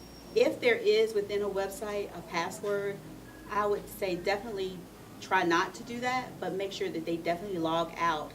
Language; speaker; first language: English; native; English